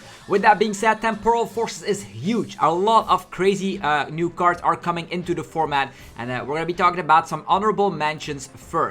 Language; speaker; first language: English; non-native, fluent; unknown